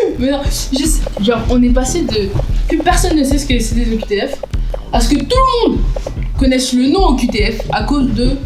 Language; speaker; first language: French; native; French